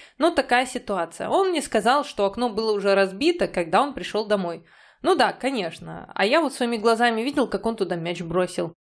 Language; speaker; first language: Russian; native; Russian